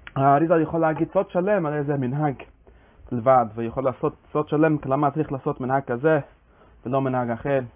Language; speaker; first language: Hebrew; non-native, fluent; English